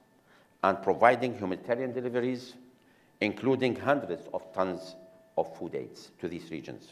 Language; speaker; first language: English; non-native, fluent; Arabic